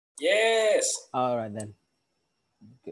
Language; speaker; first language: English; non-native, learner; Indonesian